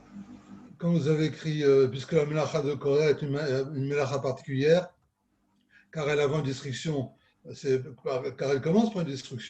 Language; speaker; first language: French; native; French